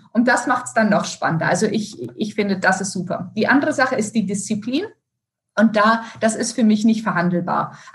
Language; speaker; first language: German; native; German